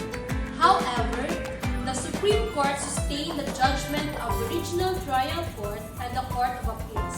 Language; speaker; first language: English; non-native, local second language; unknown